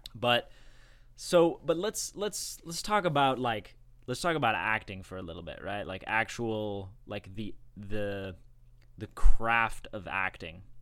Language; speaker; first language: English; native; English